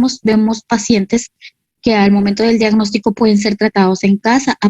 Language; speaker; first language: Spanish; native; Spanish